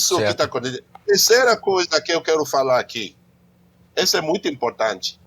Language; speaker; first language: Portuguese; non-native, learner; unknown